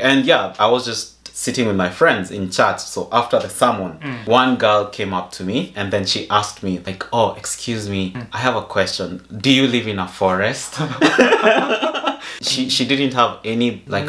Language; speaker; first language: English; non-native, local second language; Gusii